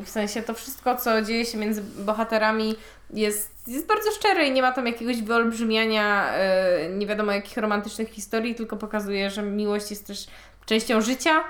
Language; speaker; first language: Polish; native; Polish